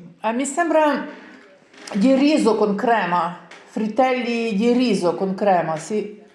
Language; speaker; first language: Italian; non-native, learner; Ukrainian